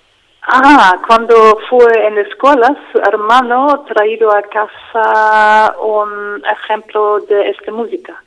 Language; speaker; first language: Spanish; non-native, fluent; English